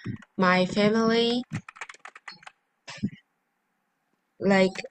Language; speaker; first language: English; non-native, learner; Vietnamese